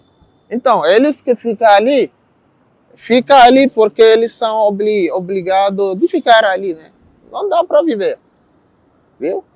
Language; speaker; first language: Portuguese; non-native, learner; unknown